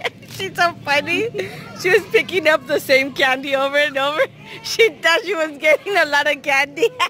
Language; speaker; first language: English; early bilingual, other home language; Spanish